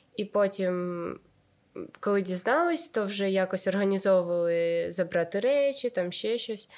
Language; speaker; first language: Ukrainian; native; Ukrainian